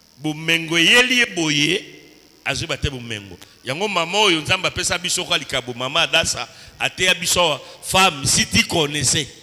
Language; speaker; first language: Lingala; native; Lingala